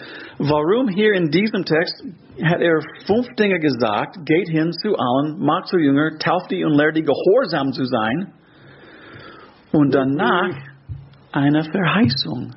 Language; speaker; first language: German; non-native, fluent; English